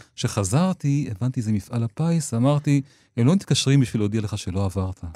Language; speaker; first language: Hebrew; native; Hebrew